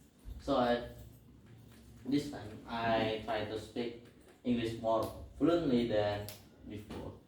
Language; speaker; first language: English; non-native, learner; Indonesian